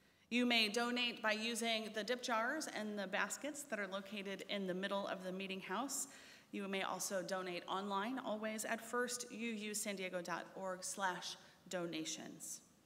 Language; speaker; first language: English; native; English